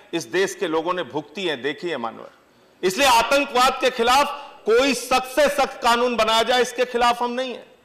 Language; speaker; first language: Hindi; native; Hindi